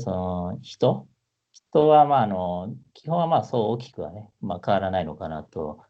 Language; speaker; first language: Japanese; native; Japanese